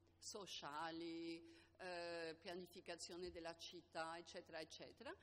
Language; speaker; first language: Italian; non-native, fluent; French